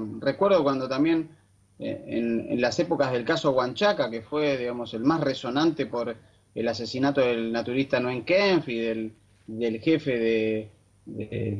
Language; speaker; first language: Spanish; native; Spanish